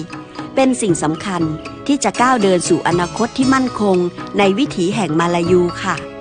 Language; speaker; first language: Thai; native; Thai